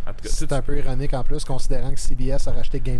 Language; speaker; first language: French; native; French